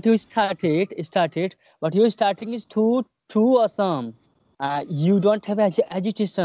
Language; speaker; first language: English; non-native, learner; Hindi